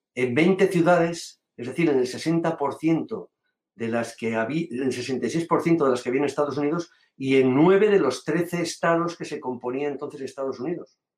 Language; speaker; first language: Spanish; native; Spanish